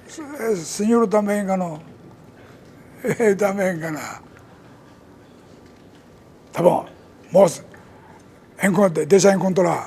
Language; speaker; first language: Portuguese; non-native, learner; Japanese